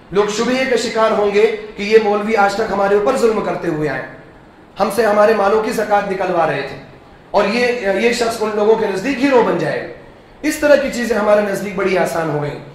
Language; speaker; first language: Urdu; native; Urdu